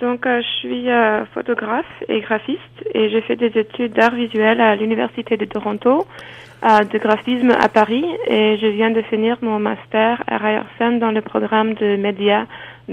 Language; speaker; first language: French; non-native, fluent; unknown